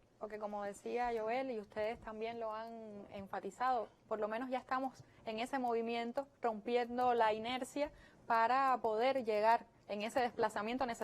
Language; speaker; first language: Spanish; native; Spanish